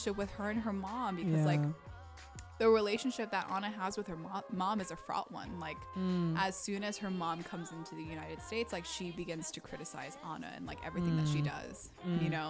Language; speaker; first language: English; early bilingual, other home language; Korean